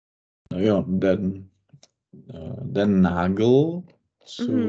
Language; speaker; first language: German; non-native, learner; Czech